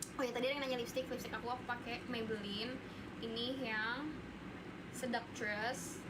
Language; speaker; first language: Indonesian; native; Indonesian